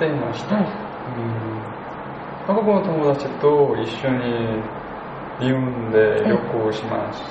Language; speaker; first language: Japanese; non-native, learner; Korean